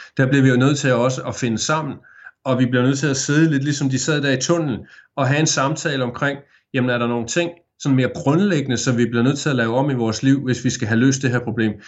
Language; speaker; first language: Danish; native; Danish